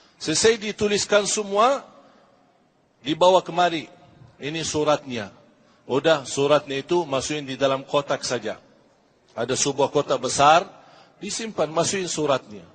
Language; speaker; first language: Malay; non-native, fluent; Arabic